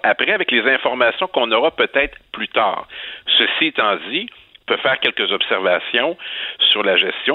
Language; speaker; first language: French; native; French